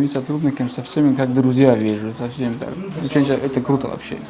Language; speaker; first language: Russian; non-native, local second language; Tajik